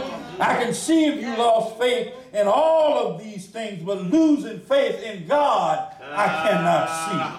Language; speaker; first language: English; native; English